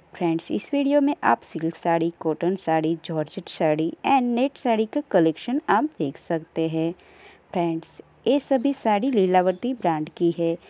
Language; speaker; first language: Hindi; native; Hindi